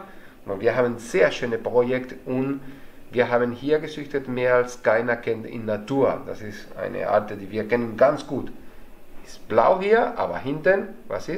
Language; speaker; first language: German; non-native, fluent; Spanish